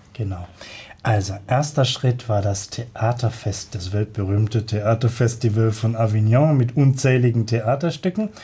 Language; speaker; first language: German; native; German